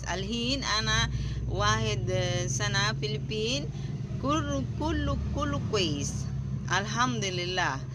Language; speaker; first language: Arabic; non-native, learner; Filipino